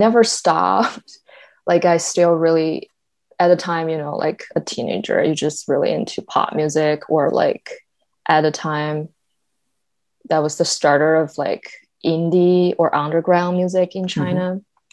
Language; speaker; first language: English; non-native, fluent; Chinese